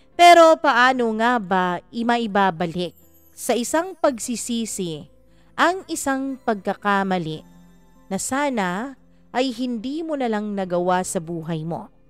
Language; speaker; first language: Filipino; non-native, local second language; Cebuano